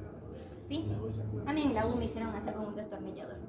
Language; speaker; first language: Spanish; native; Spanish